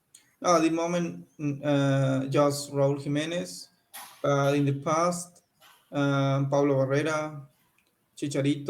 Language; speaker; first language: English; non-native, learner; Spanish